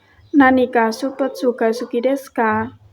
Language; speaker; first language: Japanese; non-native, learner; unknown